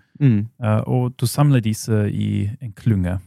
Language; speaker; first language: Norwegian; non-native, fluent; German